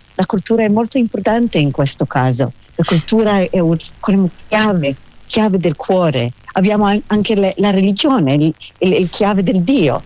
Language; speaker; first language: Italian; non-native, learner; Hebrew